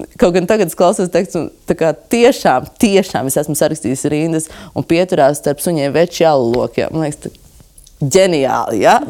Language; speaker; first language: Latvian; native; Latvian